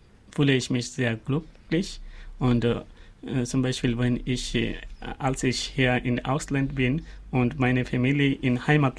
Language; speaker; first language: German; non-native, learner; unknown